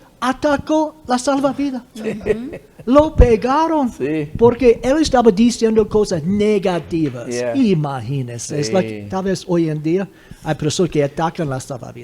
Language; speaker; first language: Spanish; non-native, fluent; English